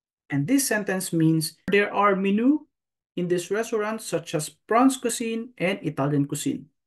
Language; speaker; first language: English; non-native, local second language; Filipino